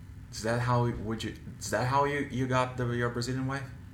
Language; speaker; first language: English; non-native, fluent; Portuguese